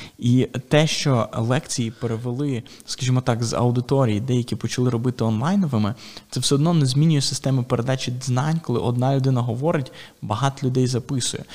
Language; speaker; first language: Ukrainian; native; Ukrainian